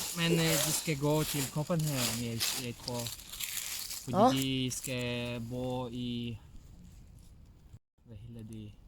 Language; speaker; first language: Danish; non-native, learner; Ukrainian